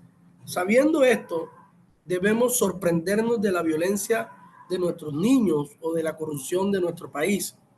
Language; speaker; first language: Spanish; native; Spanish